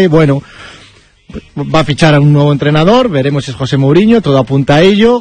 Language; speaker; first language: Spanish; native; Spanish